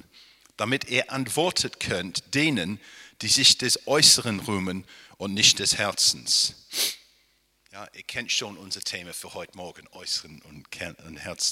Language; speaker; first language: German; non-native, fluent; English